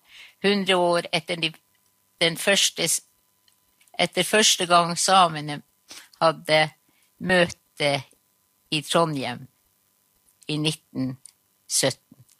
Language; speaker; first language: Norwegian; non-native, local second language; Northern Sami